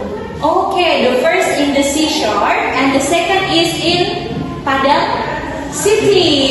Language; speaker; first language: English; non-native, fluent; Indonesian